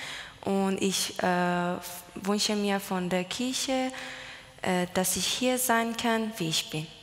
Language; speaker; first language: German; non-native, learner; Persian